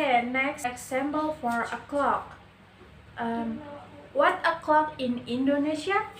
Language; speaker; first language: English; non-native, learner; Indonesian